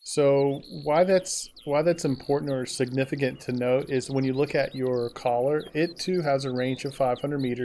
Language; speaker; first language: English; native; English